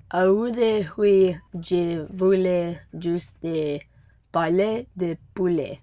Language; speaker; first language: French; non-native, learner; English